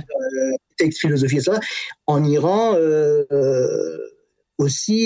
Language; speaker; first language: French; non-native, fluent; Persian